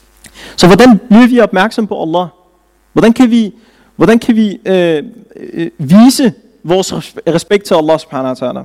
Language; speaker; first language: Danish; early bilingual, other home language; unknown